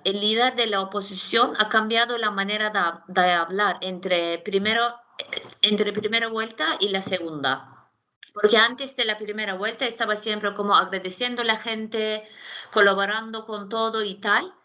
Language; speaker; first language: Spanish; non-native, fluent; Turkish